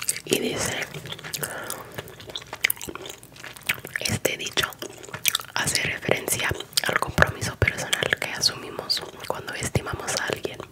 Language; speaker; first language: Spanish; non-native, fluent; English